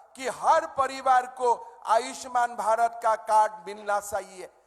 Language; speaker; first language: Hindi; non-native, local second language; Assamese